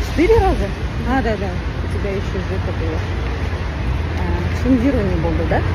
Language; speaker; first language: Russian; non-native, local second language; Kazakh